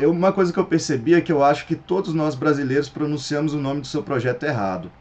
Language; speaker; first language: Portuguese; native; Portuguese